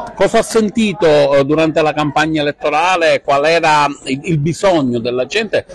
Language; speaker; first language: Italian; native; Italian